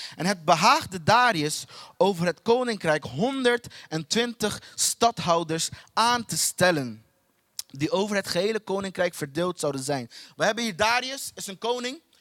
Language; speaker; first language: Dutch; non-native, fluent; Portuguese